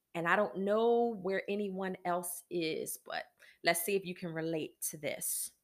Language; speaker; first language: English; native; English